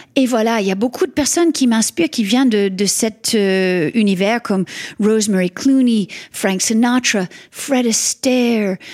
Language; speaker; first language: French; non-native, fluent; English